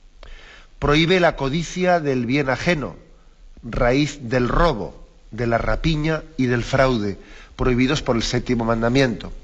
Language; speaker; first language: Spanish; native; Spanish